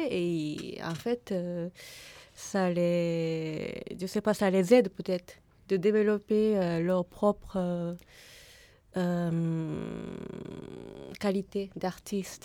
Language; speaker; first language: French; non-native, fluent; Japanese